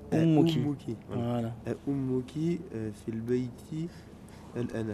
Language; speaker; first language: Arabic; non-native, learner; French